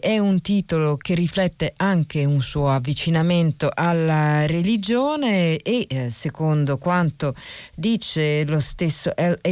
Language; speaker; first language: Italian; native; Italian